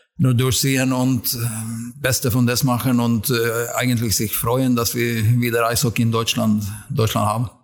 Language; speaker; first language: German; non-native, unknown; Swedish